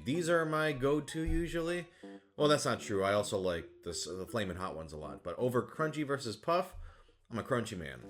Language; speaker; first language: English; native; English